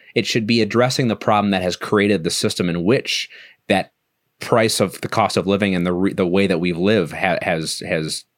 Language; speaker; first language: English; native; English